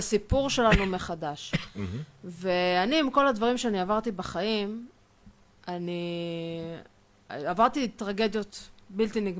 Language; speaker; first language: Hebrew; native; Hebrew